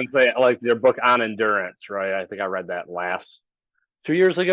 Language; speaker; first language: English; native; English